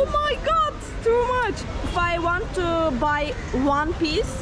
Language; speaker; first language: English; non-native, learner; Turkish